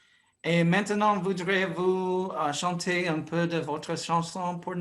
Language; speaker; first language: French; non-native, fluent; English